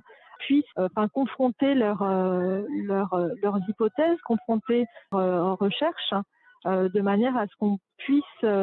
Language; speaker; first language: French; native; French